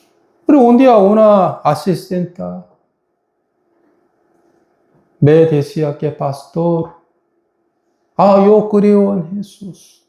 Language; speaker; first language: Spanish; non-native, fluent; Korean